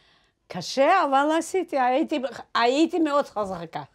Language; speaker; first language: Hebrew; non-native, fluent; Tajik